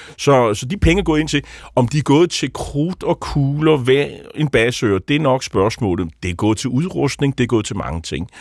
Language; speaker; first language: Danish; native; Danish